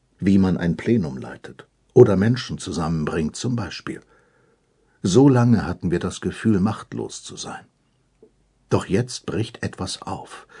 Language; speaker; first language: German; native; German